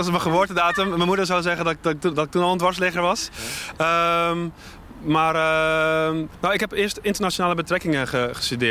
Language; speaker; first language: Dutch; native; Dutch